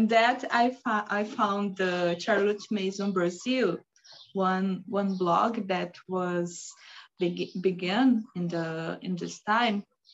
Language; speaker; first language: English; non-native, learner; Portuguese